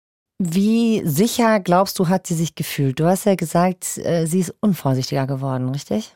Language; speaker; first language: German; native; German